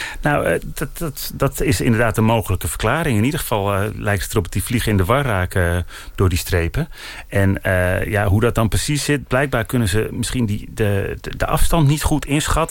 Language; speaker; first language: Dutch; native; Dutch